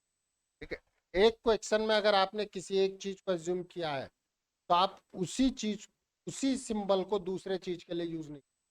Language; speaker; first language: Hindi; native; Hindi